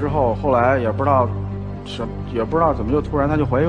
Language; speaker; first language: Chinese; native; Chinese